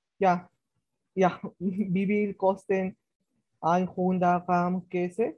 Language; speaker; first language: German; non-native, learner; Spanish